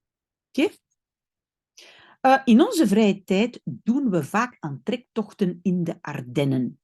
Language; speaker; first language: Dutch; non-native, local second language; French